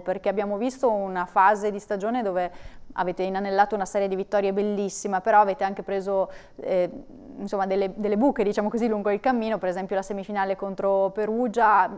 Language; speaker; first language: Italian; native; Italian